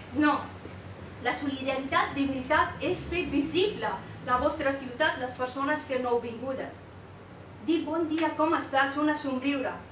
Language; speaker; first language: Catalan; non-native, fluent; Persian